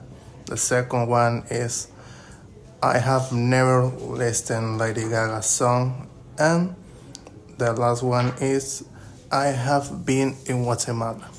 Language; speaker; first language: English; non-native, learner; Spanish